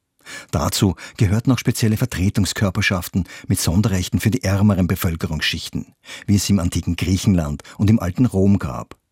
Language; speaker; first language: German; native; German